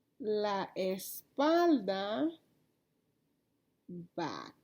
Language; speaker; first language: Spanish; early bilingual, heritage; Spanish